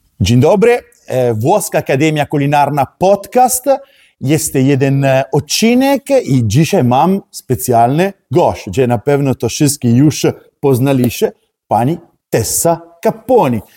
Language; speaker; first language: Polish; non-native, learner; Italian